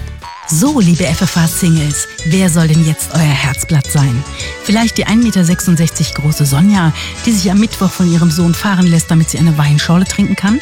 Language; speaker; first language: German; native; German